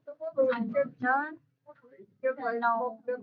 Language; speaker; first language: English; non-native, learner; Indonesian